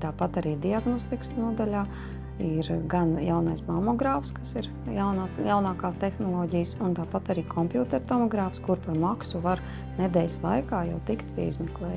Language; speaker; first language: Latvian; native; Latvian